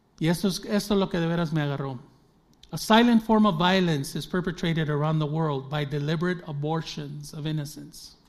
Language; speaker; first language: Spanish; early bilingual, heritage; Spanish